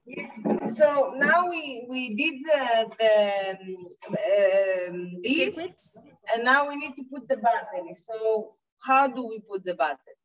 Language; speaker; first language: English; non-native, learner; Spanish